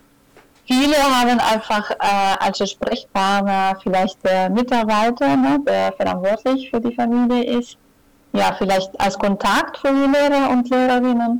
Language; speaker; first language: German; non-native, fluent; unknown